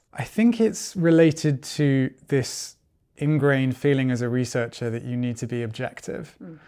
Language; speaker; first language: English; native; English